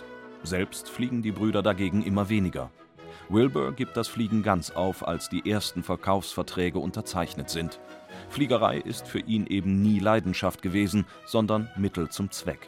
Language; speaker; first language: German; native; German